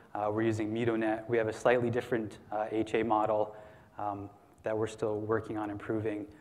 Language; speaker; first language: English; native; English